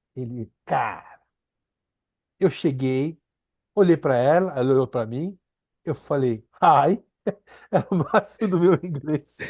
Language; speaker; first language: Portuguese; early bilingual, other home language; Korean